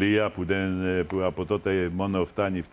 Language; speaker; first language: Greek; non-native, fluent; Polish